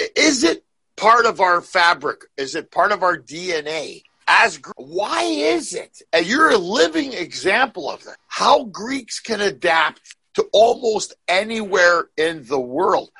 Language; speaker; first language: English; native; English